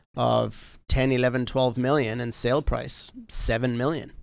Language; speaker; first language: English; native; English